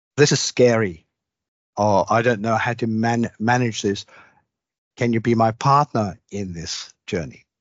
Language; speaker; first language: English; non-native, fluent; Dutch